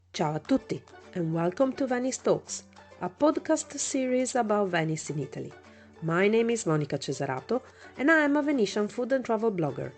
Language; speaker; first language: English; non-native, fluent; Italian